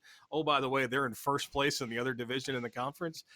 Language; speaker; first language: English; native; English